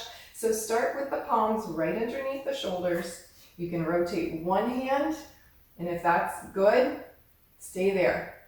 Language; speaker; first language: English; native; English